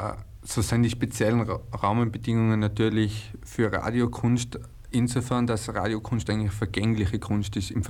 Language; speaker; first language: German; native; German